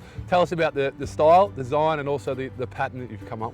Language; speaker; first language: English; native; English